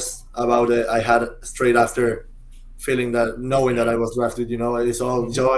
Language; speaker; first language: English; non-native, fluent; Spanish